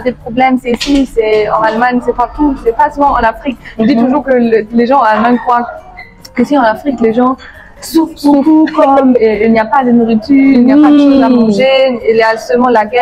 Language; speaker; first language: French; non-native, fluent; German